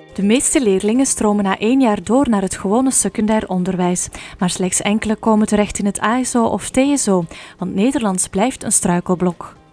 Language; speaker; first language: Dutch; native; Dutch